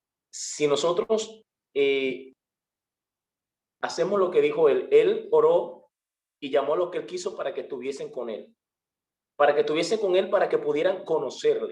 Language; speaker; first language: Spanish; native; Spanish